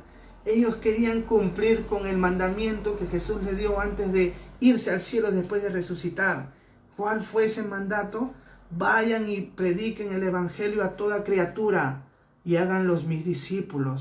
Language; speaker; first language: Spanish; native; Spanish